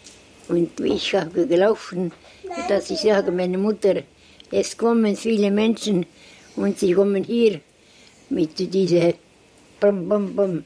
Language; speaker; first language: German; non-native, learner; Estonian